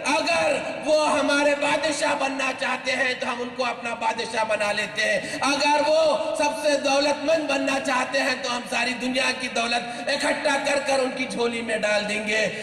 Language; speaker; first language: Urdu; native; Urdu